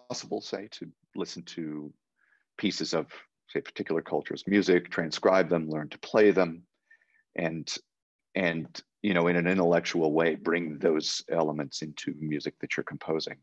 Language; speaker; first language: English; native; English